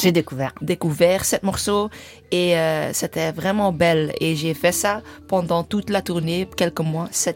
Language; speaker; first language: French; non-native, learner; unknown